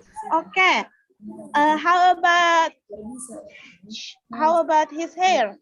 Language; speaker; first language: English; non-native, learner; Indonesian